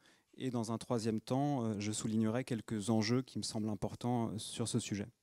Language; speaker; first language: French; native; French